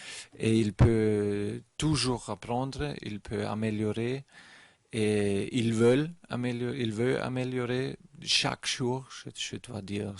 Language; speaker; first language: French; non-native, learner; German